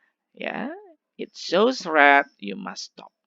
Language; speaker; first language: English; non-native, learner; Indonesian